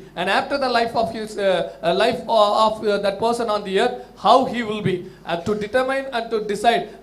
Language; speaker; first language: English; non-native, local second language; Tamil